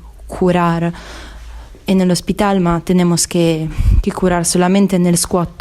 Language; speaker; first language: Spanish; non-native, fluent; Italian